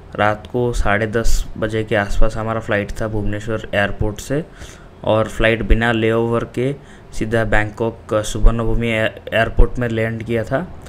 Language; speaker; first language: Hindi; non-native, local second language; Odia